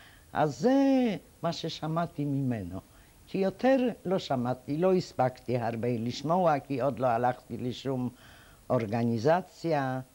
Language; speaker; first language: Hebrew; non-native, fluent; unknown